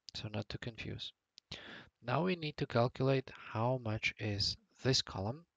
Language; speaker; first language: English; non-native, fluent; Latvian